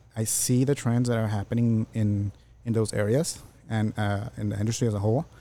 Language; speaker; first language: English; early bilingual, other home language; Spanish